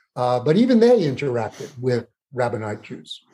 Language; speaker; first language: English; native; English